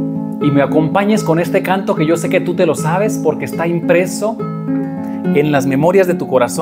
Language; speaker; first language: Spanish; native; Spanish